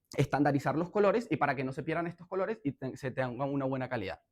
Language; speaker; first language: Spanish; native; Spanish